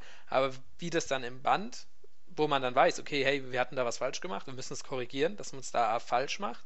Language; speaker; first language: German; native; German